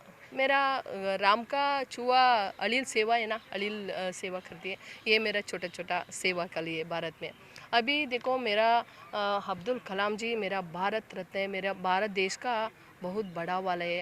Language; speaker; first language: Hindi; non-native, local second language; Kannada